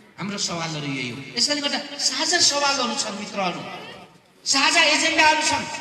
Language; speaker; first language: Nepali; non-native, local second language; Eastern Tamang